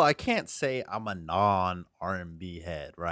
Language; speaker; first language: English; native; English